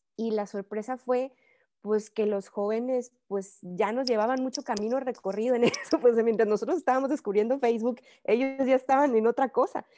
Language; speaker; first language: Spanish; native; Spanish